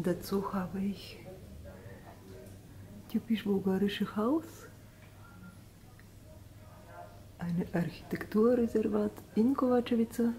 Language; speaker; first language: German; non-native, learner; Bulgarian